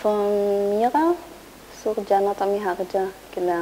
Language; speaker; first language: German; native; German